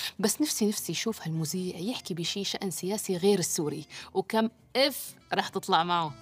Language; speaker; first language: Arabic; native; Arabic